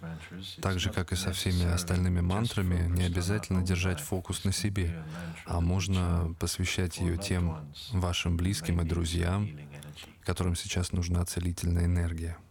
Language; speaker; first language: Russian; native; Russian